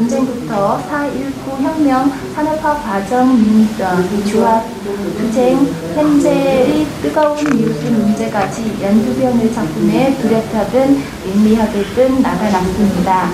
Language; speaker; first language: Korean; non-native, fluent; Vietnamese